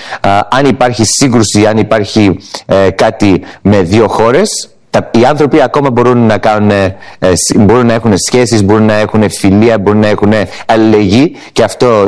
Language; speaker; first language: Greek; early bilingual, heritage; Greek